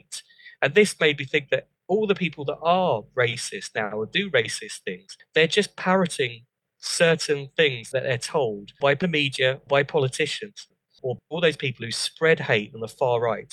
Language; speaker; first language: English; native; English